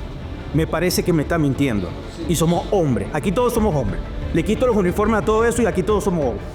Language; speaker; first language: Spanish; native; Spanish